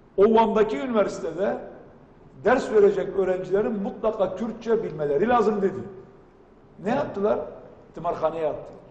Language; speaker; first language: Turkish; non-native, local second language; Kurdish